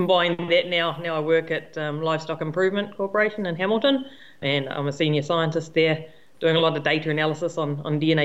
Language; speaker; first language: English; native; English